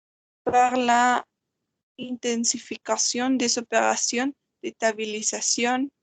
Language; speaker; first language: French; non-native, learner; Spanish